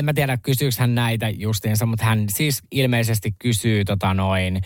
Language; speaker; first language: Finnish; native; Finnish